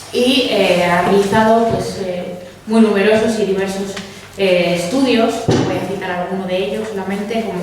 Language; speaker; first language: Spanish; native; Spanish